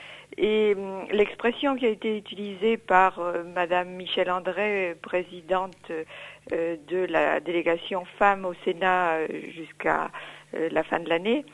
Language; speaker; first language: French; native; French